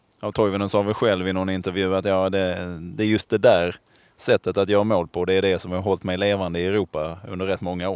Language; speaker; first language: Swedish; native; Swedish